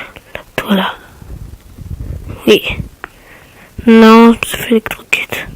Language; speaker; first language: French; native; French